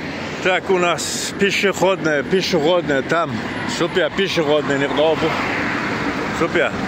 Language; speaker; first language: Russian; non-native, local second language; Chechen